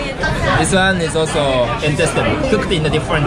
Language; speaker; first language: English; non-native, learner; Japanese